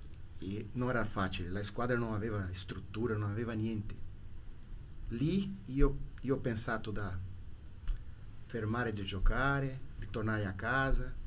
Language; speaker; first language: Italian; non-native, learner; Portuguese